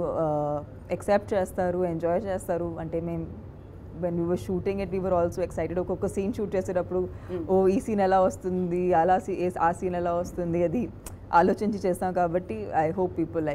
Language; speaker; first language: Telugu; non-native, fluent; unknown